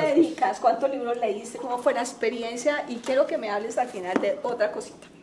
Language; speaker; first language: Spanish; native; Spanish